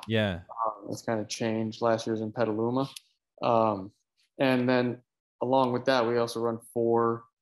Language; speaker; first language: English; native; English